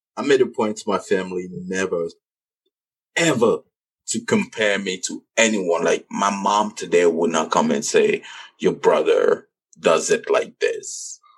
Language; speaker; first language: English; non-native, local second language; French